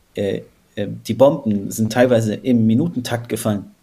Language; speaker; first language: German; native; German